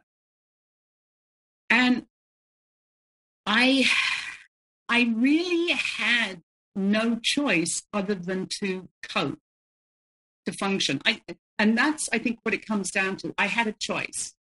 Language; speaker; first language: English; native; English